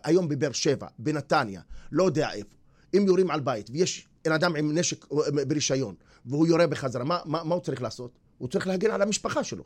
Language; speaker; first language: Hebrew; non-native, local second language; Arabic